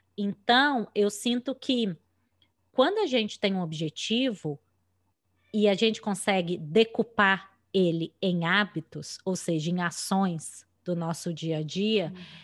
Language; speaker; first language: Portuguese; native; Portuguese